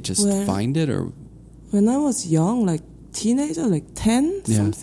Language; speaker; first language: English; non-native, fluent; Korean